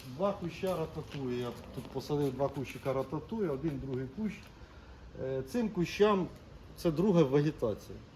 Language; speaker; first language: Ukrainian; native; Ukrainian